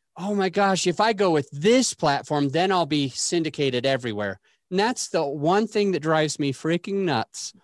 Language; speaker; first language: English; native; English